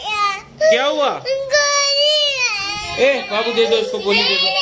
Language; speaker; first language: Hindi; native; Hindi